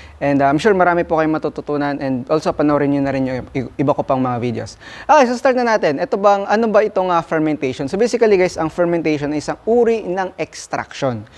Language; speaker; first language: Filipino; non-native, local second language; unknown